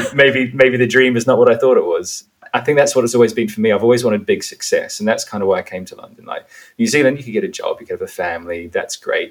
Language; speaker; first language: English; native; English